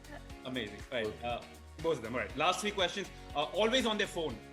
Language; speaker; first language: English; non-native, local second language; Hindi